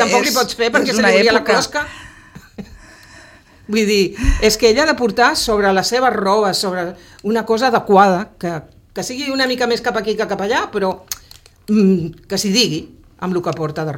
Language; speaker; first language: Catalan; native; Catalan